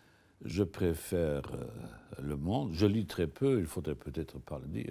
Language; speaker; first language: French; non-native, local second language; Luxembourgish